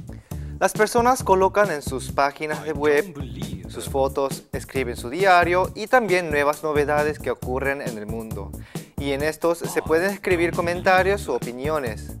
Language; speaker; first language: Spanish; non-native, fluent; Korean